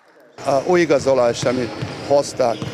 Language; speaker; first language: Hungarian; non-native, learner; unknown